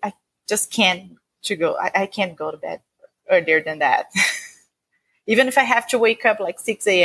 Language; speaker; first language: English; non-native, fluent; Portuguese